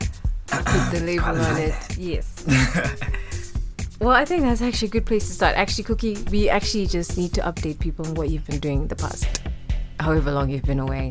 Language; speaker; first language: English; non-native, local second language; Shona